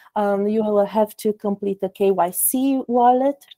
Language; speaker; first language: English; non-native, fluent; Romanian